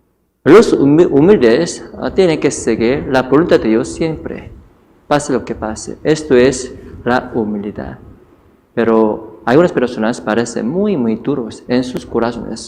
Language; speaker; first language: Spanish; non-native, fluent; Korean